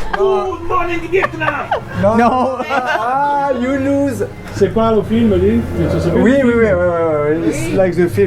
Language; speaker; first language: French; non-native, learner; Thai